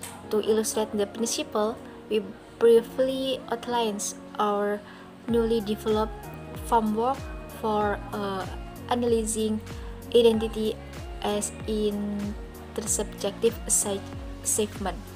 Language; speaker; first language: English; non-native, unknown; Indonesian